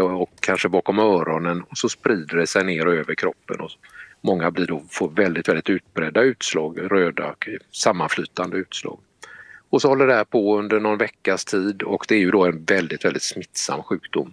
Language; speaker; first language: Swedish; native; Swedish